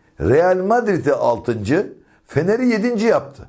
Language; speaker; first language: Turkish; native; Turkish